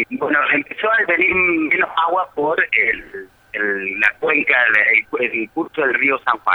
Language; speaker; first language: Spanish; native; Spanish